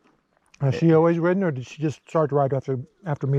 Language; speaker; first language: English; native; English